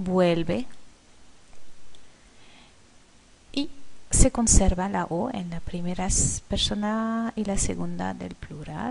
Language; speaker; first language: Spanish; non-native, fluent; French